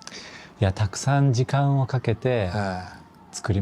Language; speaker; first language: Japanese; non-native, fluent; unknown